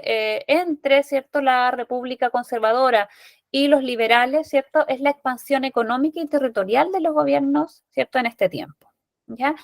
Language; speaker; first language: Spanish; native; Spanish